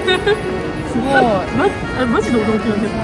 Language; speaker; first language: Japanese; native; Japanese